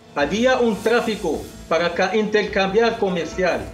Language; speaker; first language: Spanish; non-native, local second language; Arabic